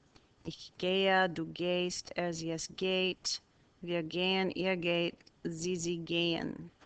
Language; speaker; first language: German; non-native, fluent; English